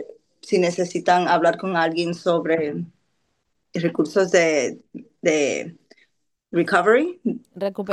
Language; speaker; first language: Spanish; early bilingual, other home language; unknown